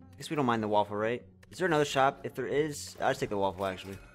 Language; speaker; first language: English; native; English